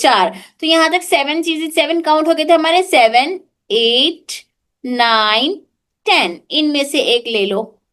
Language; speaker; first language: Urdu; native; Urdu